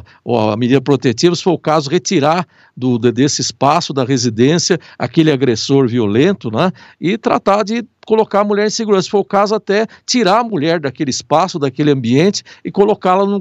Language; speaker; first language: Portuguese; native; Portuguese